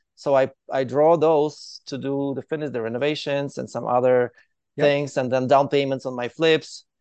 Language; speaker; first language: English; non-native, fluent; Ukrainian